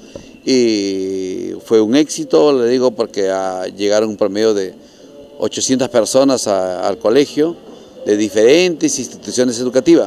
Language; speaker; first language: Spanish; native; Spanish